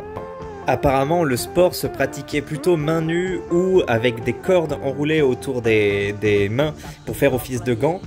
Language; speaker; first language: French; native; French